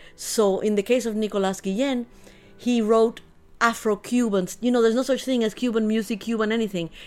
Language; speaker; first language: English; early bilingual, other home language; Spanish